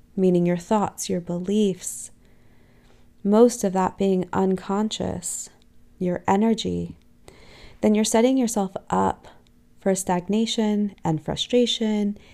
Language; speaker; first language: English; native; English